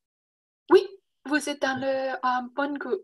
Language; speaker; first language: French; non-native, learner; English